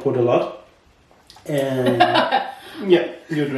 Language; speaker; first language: English; non-native, learner; German